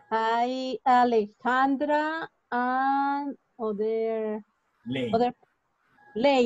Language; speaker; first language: English; non-native, learner; Spanish